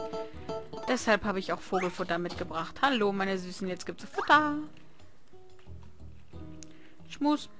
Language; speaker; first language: German; native; German